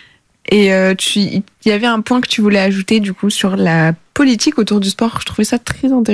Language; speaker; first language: French; native; French